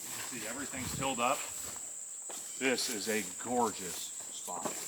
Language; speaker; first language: English; native; English